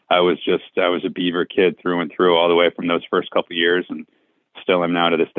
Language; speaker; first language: English; native; English